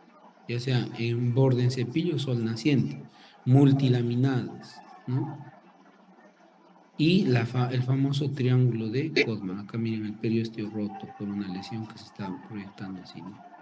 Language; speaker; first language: Spanish; native; Spanish